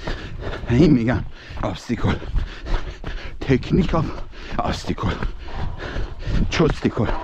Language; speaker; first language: English; non-native, learner; Persian